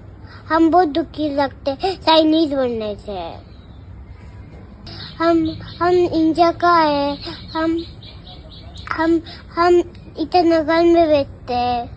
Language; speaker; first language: Hindi; non-native, local second language; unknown